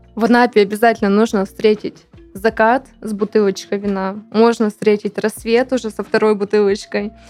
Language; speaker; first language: Russian; native; Russian